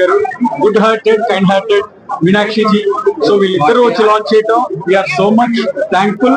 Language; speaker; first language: Telugu; native; Telugu